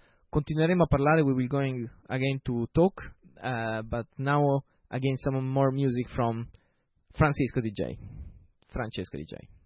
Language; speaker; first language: English; non-native, fluent; Italian